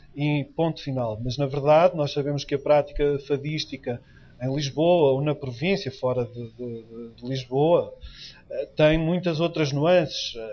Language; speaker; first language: Portuguese; native; Portuguese